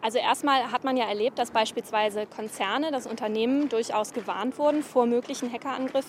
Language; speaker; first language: German; native; German